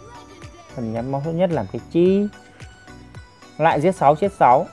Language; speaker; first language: Vietnamese; native; Vietnamese